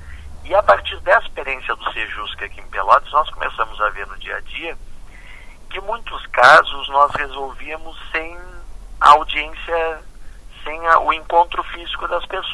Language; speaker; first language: Portuguese; native; Portuguese